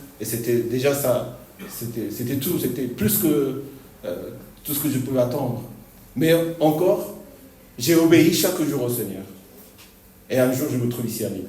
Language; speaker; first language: French; non-native, fluent; Korean